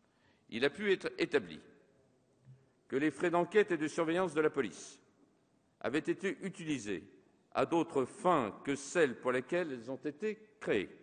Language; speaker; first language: French; native; French